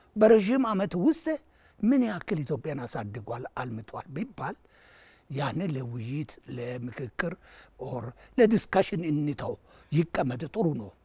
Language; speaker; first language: Amharic; non-native, local second language; Wolaytta